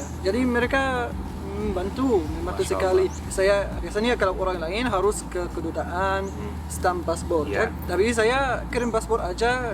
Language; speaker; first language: Indonesian; non-native, fluent; Arabic